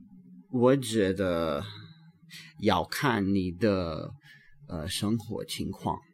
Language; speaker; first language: Chinese; non-native, learner; English